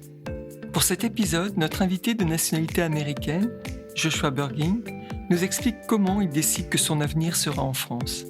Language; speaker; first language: French; native; French